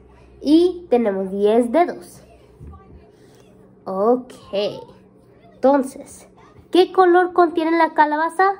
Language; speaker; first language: Spanish; early bilingual, heritage; Spanish